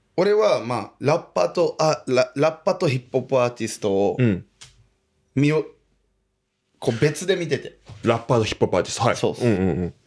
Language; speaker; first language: Japanese; early bilingual, other home language; Portuguese